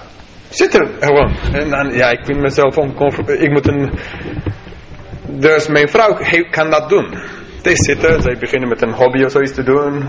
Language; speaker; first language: Dutch; non-native, fluent; English